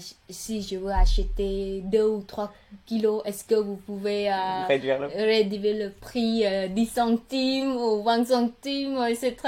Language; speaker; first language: French; non-native, learner; Khmer